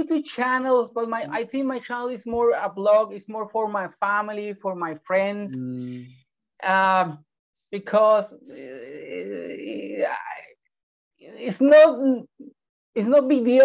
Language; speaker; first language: English; non-native, fluent; Spanish